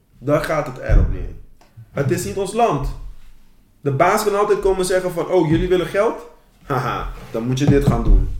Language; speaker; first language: Dutch; non-native, local second language; Papiamento